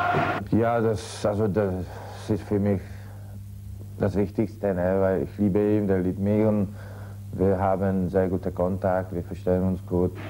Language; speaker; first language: German; non-native, learner; Czech